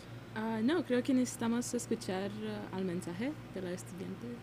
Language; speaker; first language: Spanish; non-native, learner; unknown